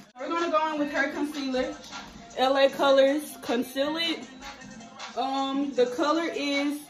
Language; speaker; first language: English; native; English